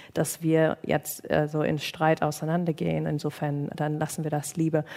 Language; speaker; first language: German; non-native, fluent; English